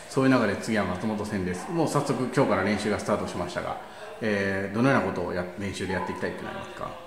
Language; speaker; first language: Japanese; native; Japanese